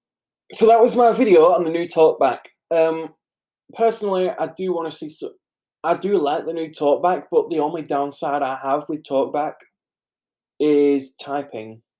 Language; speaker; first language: English; native; English